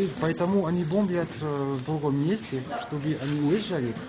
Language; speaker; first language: Russian; non-native, learner; French